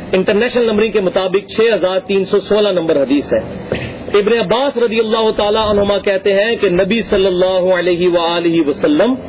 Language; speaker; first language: Urdu; non-native, local second language; Punjabi